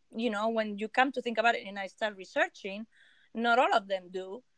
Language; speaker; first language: English; non-native, fluent; Spanish